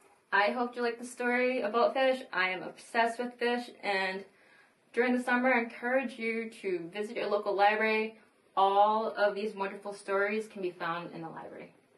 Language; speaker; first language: English; early bilingual, other home language; Vietnamese